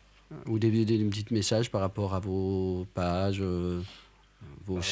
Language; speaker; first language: French; native; French